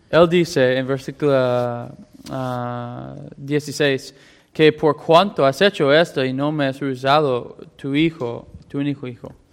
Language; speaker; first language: Spanish; non-native, fluent; English